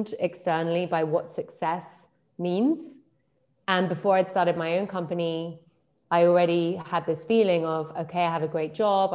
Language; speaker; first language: English; native; English